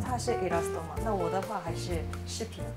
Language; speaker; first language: Chinese; non-native, fluent; Japanese